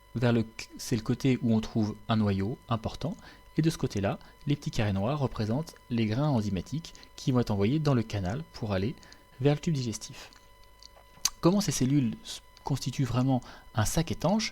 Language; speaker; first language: French; native; French